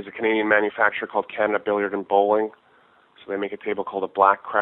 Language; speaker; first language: English; native; English